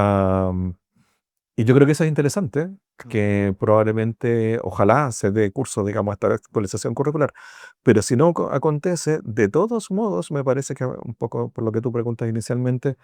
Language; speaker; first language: Spanish; native; Spanish